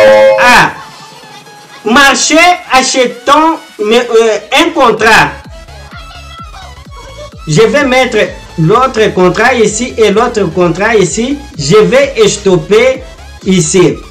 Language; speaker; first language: French; non-native, learner; Portuguese